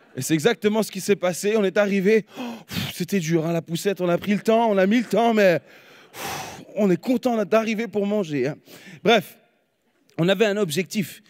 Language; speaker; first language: French; native; French